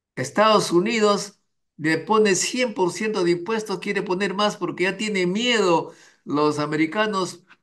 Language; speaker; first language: Spanish; native; Spanish